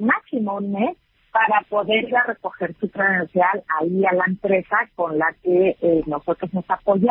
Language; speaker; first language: Spanish; native; Spanish